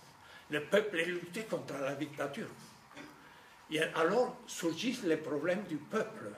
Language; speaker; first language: French; non-native, fluent; Spanish